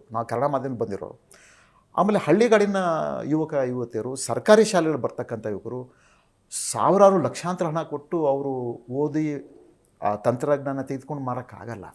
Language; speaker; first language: Kannada; native; Kannada